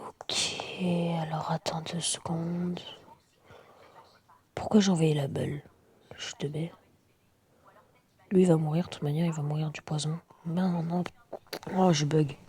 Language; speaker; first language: French; native; French